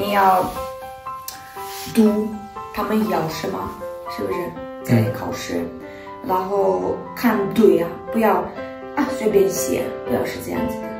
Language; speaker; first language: Chinese; non-native, learner; Ukrainian